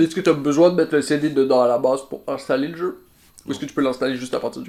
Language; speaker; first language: French; native; French